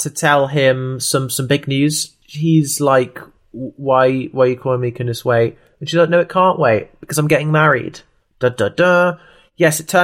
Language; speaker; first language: English; native; English